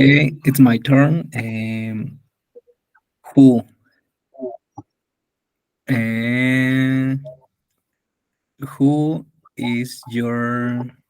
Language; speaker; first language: English; non-native, learner; Spanish